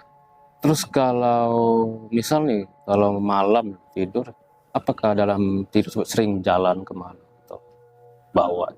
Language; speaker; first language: Indonesian; native; Indonesian